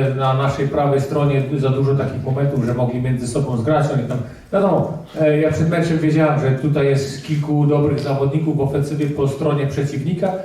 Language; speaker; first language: Polish; early bilingual, heritage; Polish